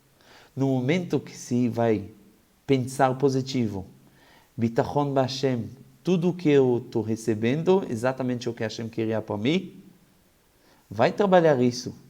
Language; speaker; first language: Portuguese; non-native, fluent; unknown